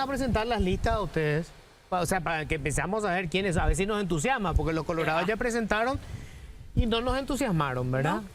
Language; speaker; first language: Spanish; native; Spanish